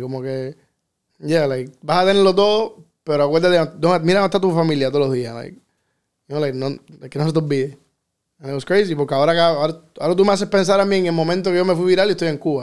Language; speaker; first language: Spanish; early bilingual, heritage; Spanish